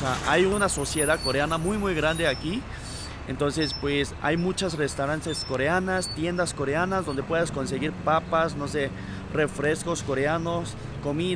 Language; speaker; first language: Spanish; non-native, fluent; Korean